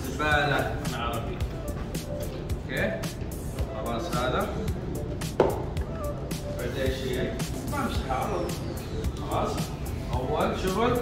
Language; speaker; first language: Arabic; non-native, learner; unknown